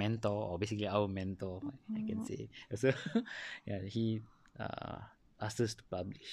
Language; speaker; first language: English; non-native, local second language; Malay